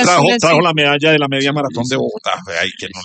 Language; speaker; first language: Spanish; native; Spanish